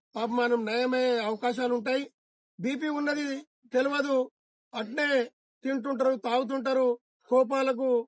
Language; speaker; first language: Telugu; non-native, local second language; Lambadi